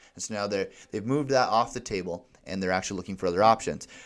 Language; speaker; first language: English; native; English